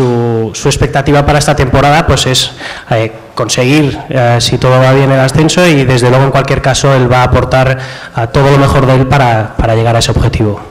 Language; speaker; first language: Spanish; native; Spanish